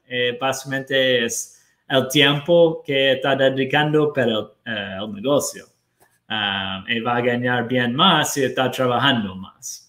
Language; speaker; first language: Spanish; non-native, fluent; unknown